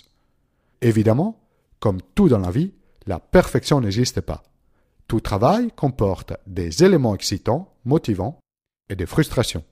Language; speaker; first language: French; non-native, fluent; Italian